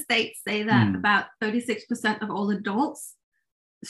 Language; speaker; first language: English; non-native, fluent; Danish